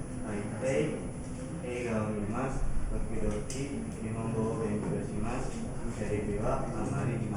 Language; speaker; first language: Japanese; non-native, learner; Indonesian